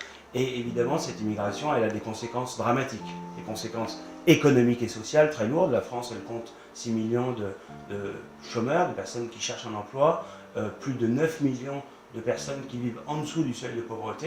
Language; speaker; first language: French; native; French